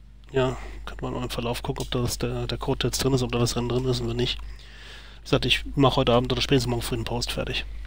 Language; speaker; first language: German; native; German